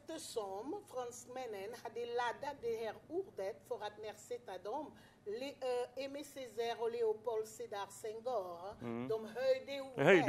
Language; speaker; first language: Swedish; non-native, fluent; French